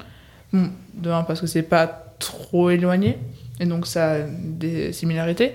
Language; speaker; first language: French; native; French